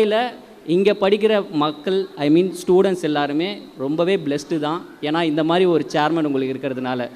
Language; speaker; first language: Tamil; native; Tamil